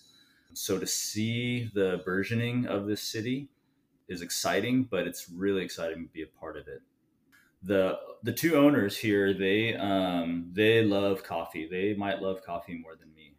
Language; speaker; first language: English; native; English